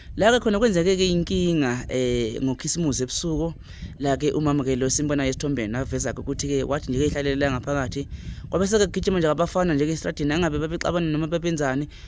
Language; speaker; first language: Zulu; native; Zulu